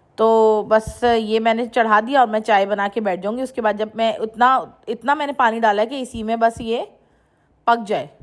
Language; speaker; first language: Urdu; native; Urdu